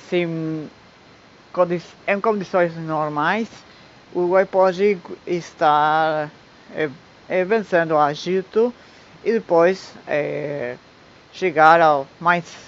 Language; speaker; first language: Portuguese; non-native, learner; Spanish